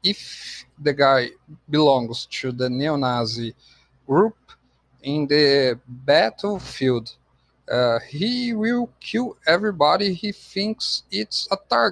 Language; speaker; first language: English; non-native, fluent; Portuguese